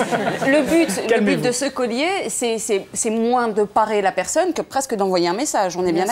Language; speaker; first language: French; native; French